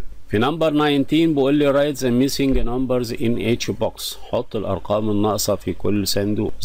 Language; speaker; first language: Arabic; native; Arabic